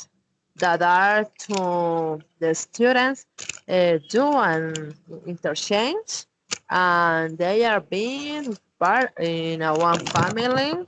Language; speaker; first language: English; non-native, learner; Spanish